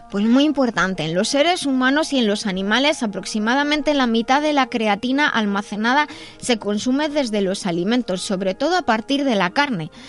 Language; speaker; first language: Spanish; native; Spanish